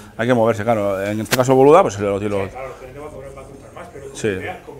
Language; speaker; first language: Spanish; native; Spanish